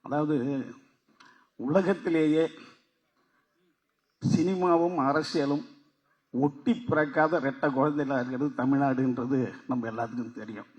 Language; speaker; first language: Tamil; native; Tamil